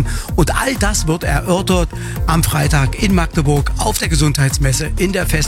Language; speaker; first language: German; native; German